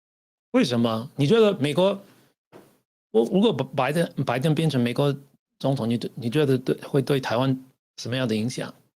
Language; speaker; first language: Chinese; non-native, learner; English